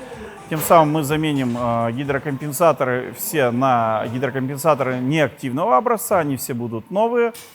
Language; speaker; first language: Russian; native; Russian